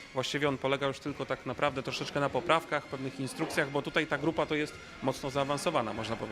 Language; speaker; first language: Polish; native; Polish